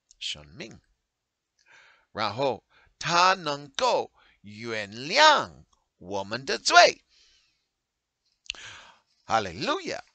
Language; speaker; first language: Chinese; non-native, learner; English